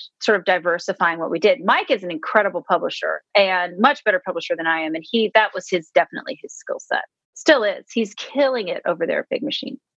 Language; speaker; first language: English; native; English